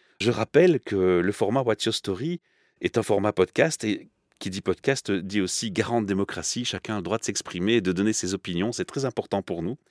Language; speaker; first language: French; native; French